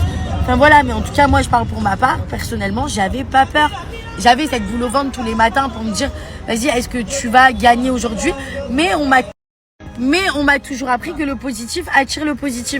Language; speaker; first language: French; native; French